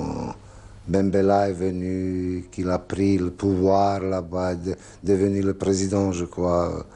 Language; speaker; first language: French; non-native, fluent; Serbian